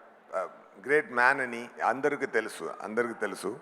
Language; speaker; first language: Telugu; non-native, learner; Tamil